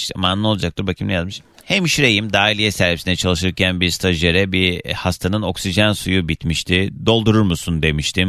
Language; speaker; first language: Turkish; native; Turkish